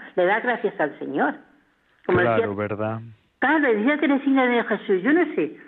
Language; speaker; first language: Spanish; native; Spanish